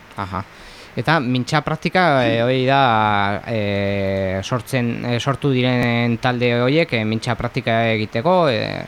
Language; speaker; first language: Basque; non-native, local second language; Spanish